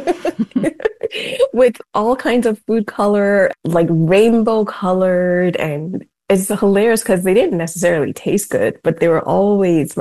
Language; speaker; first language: English; non-native, local second language; Yoruba